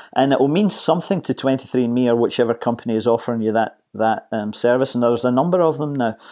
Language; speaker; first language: English; native; English